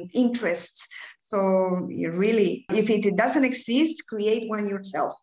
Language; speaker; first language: English; non-native, fluent; Spanish